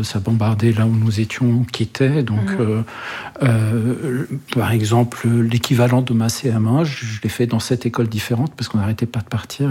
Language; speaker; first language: French; early bilingual, other home language; Arabic